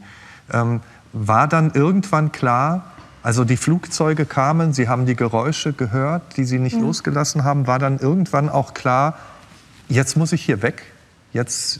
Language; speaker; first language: German; native; German